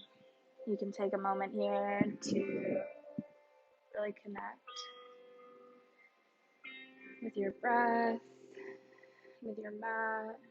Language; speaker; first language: English; native; English